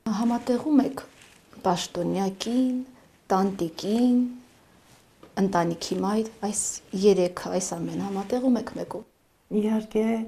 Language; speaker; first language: Armenian; native; Armenian